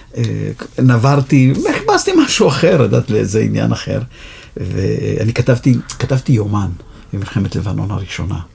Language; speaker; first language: Hebrew; native; Hebrew